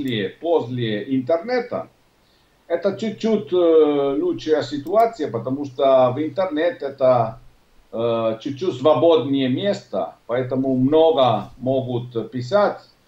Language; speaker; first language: Russian; non-native, learner; Italian